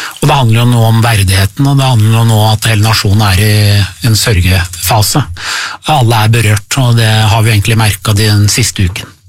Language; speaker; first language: Norwegian; early bilingual, other home language; Persian